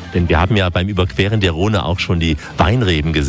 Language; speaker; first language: German; native; German